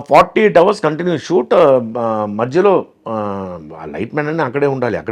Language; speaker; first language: Telugu; non-native, fluent; Tamil